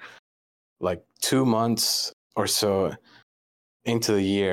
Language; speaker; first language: English; non-native, fluent; Spanish